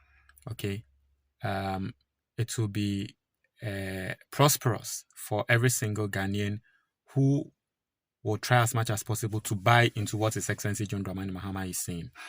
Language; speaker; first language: English; non-native, local second language; Akan